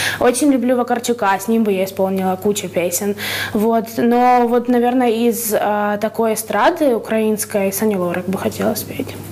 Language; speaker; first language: Russian; native; Russian